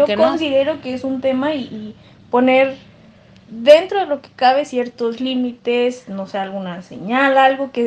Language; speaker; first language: Spanish; native; Spanish